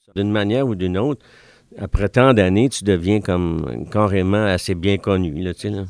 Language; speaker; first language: French; native; French